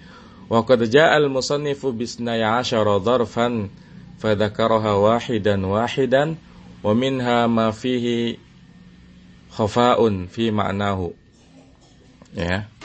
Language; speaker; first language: Arabic; non-native, fluent; Indonesian